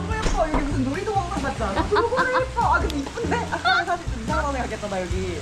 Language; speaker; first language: Korean; non-native, learner; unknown